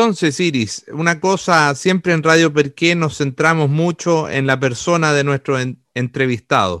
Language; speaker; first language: Spanish; native; Spanish